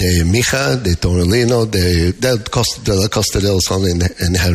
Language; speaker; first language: Spanish; non-native, learner; English